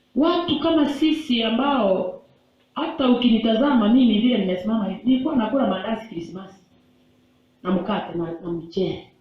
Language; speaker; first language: Swahili; non-native, local second language; Gusii